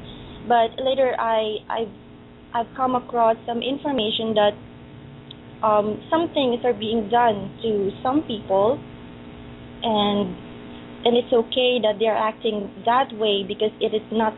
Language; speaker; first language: English; non-native, local second language; Filipino